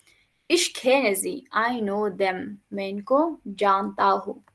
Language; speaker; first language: German; non-native, learner; Hindi